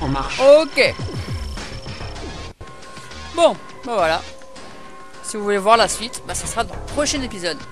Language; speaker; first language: French; native; French